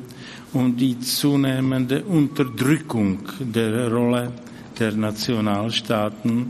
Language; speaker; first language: German; non-native, fluent; Czech